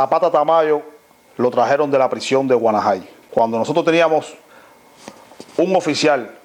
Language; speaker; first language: Spanish; native; Spanish